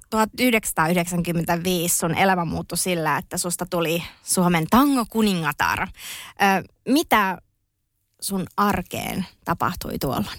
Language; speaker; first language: Finnish; native; Finnish